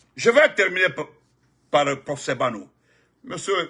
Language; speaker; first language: French; non-native, local second language; Fula